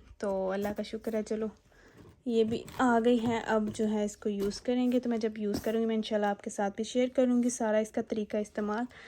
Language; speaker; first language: Urdu; native; Urdu